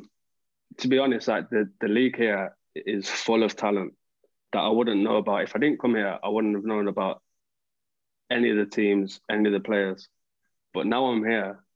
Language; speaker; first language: English; native; English